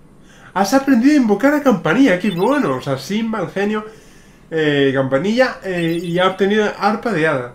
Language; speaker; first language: Spanish; native; Spanish